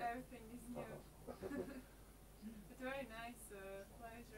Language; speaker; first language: English; non-native, learner; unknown